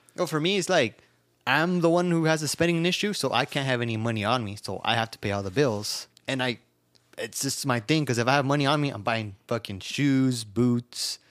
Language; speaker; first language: English; native; English